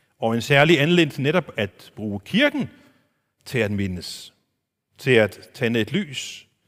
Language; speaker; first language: Danish; non-native, local second language; Faroese